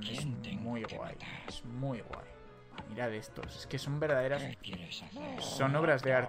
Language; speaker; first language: Spanish; native; Spanish